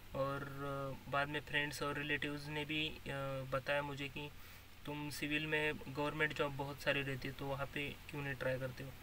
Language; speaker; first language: Hindi; non-native, local second language; Marathi